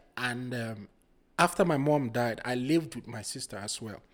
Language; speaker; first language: English; non-native, local second language; Igbo